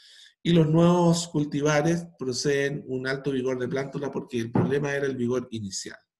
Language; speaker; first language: Spanish; native; Spanish